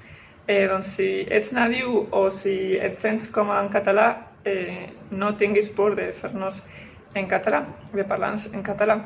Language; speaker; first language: Catalan; non-native, local second language; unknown